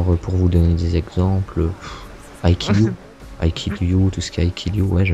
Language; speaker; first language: French; native; French